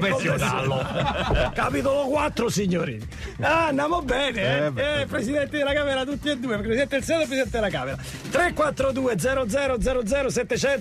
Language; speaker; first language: Italian; native; Italian